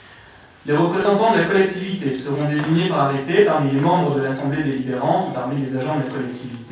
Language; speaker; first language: French; native; French